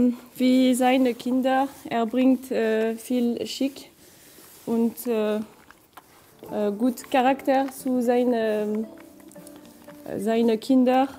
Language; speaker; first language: German; non-native, learner; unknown